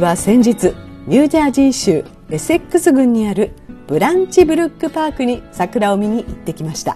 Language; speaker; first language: Japanese; native; Japanese